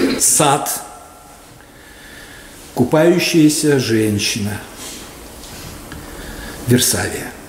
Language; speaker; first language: Russian; native; Russian